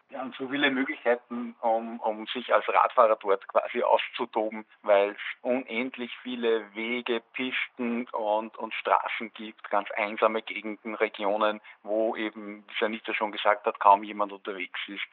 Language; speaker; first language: German; native; German